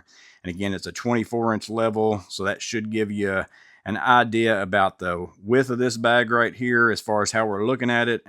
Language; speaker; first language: English; native; English